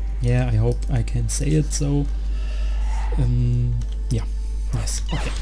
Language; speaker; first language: English; non-native, learner; German